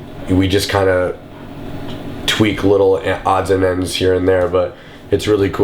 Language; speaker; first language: English; native; English